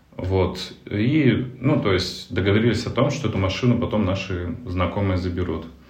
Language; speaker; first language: Russian; native; Russian